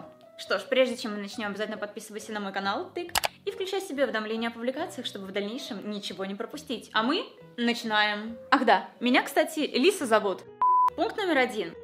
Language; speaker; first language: Russian; native; Russian